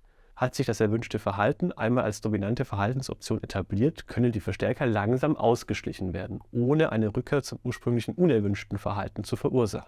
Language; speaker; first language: German; native; German